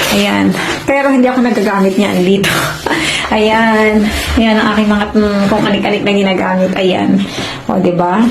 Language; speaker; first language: Filipino; native; Filipino